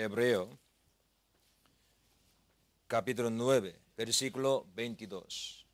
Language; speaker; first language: Spanish; non-native, learner; Korean